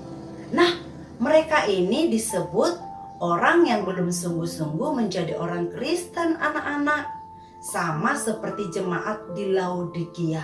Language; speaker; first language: Indonesian; native; Indonesian